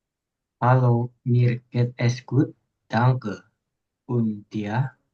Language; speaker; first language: German; non-native, learner; Indonesian